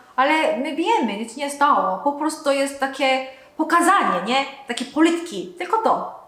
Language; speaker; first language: Polish; non-native, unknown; Korean